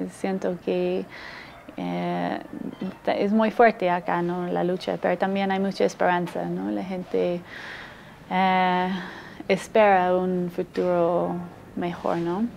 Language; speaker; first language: Spanish; non-native, fluent; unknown